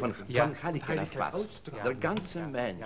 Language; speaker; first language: German; non-native, learner; Russian